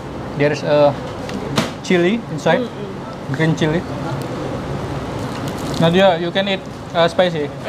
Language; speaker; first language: English; non-native, learner; Indonesian